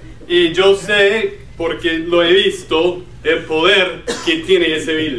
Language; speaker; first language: Spanish; non-native, learner; English